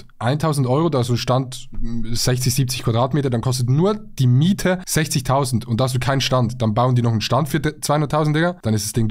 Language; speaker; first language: German; native; German